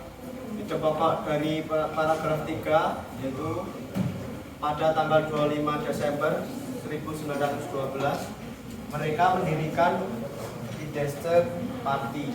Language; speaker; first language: Indonesian; native; Indonesian